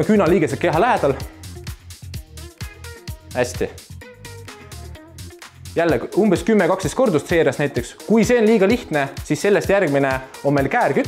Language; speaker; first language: Estonian; native; Estonian